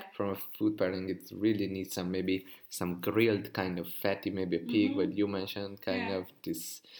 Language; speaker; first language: English; non-native, fluent; Hungarian